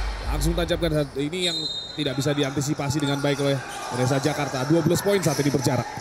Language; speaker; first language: Indonesian; native; Indonesian